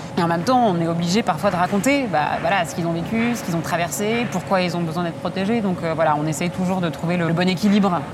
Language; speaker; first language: French; native; French